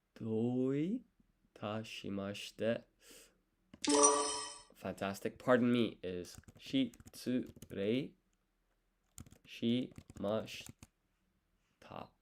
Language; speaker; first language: Japanese; non-native, learner; English